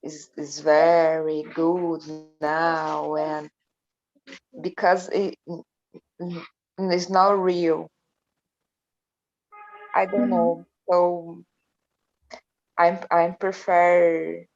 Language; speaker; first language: English; non-native, learner; Portuguese